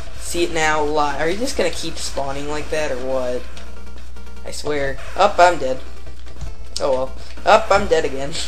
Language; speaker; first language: English; native; English